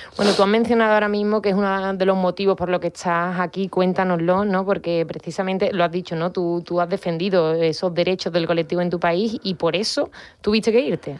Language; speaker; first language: Spanish; native; Spanish